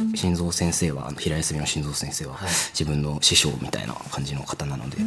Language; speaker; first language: Japanese; native; Japanese